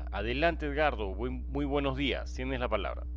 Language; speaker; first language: Spanish; native; Spanish